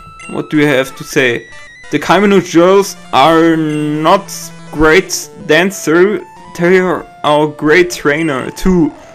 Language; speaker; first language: English; non-native, learner; German